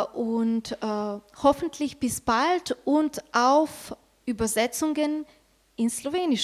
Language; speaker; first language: German; non-native, fluent; Slovenian